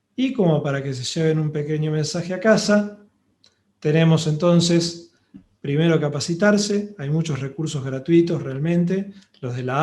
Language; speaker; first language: Spanish; native; Spanish